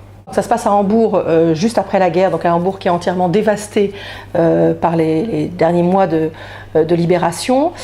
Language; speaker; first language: French; native; French